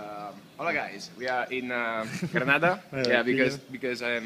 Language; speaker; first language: English; non-native, learner; Italian